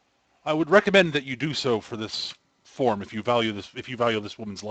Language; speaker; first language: English; native; English